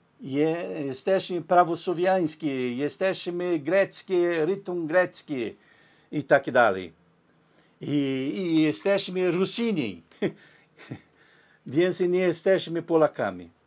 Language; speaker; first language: Polish; early bilingual, heritage; Portuguese